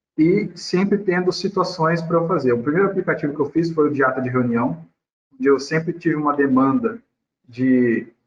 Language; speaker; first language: Portuguese; native; Portuguese